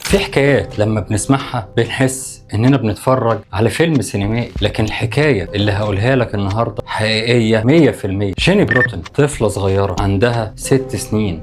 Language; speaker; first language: Arabic; native; Arabic